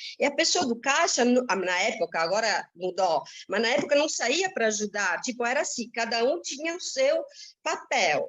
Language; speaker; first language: Portuguese; non-native, fluent; Italian